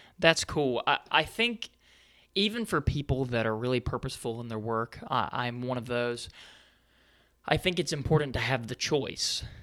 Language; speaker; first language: English; native; English